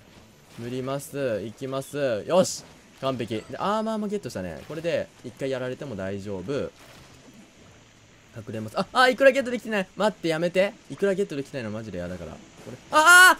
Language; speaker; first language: Japanese; native; Japanese